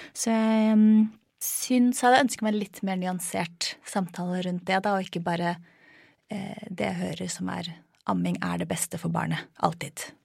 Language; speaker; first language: Norwegian; non-native, fluent; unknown